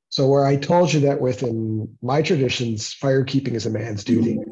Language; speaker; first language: English; native; English